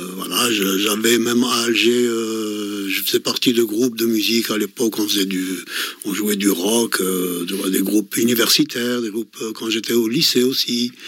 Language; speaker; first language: French; non-native, local second language; Kabyle